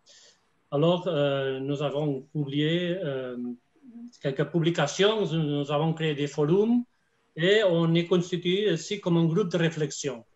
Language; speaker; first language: French; non-native, fluent; Spanish